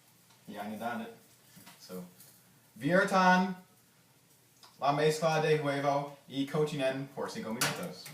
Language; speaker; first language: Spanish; non-native, learner; English